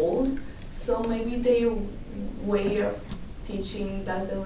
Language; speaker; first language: English; non-native, fluent; Italian